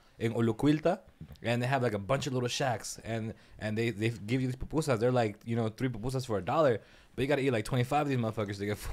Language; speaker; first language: English; early bilingual, other home language; Spanish